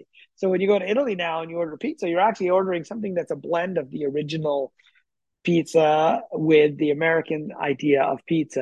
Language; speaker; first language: English; native; English